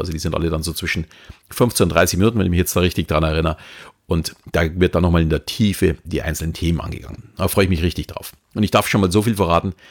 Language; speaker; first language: German; native; German